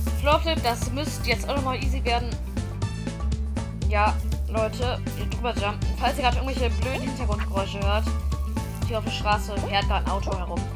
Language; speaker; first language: German; native; German